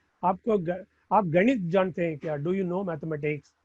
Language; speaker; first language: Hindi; non-native, local second language; Tamil